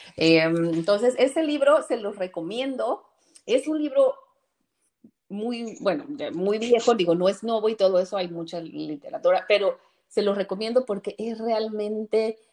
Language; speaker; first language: Spanish; native; Spanish